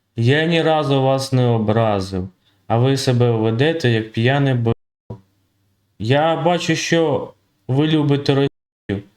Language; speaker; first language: Ukrainian; native; Ukrainian